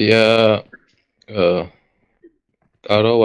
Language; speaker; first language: Russian; non-native, fluent; Georgian